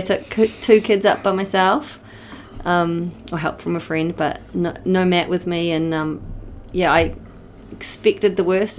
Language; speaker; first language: English; native; English